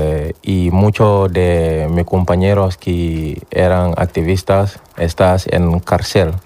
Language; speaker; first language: Spanish; non-native, learner; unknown